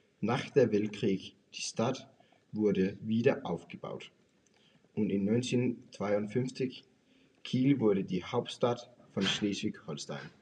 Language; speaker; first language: German; non-native, learner; Danish